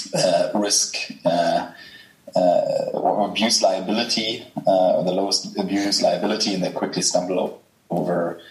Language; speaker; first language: English; non-native, fluent; German